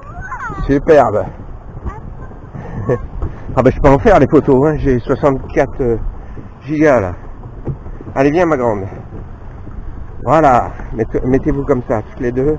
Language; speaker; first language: French; native; French